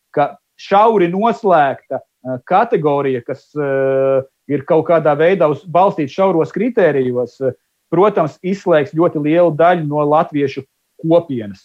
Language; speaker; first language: Latvian; native; Latvian